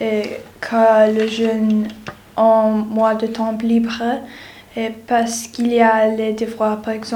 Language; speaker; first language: French; non-native, learner; English